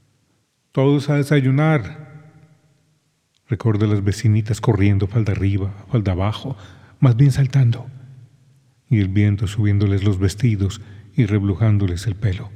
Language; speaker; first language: Spanish; native; Spanish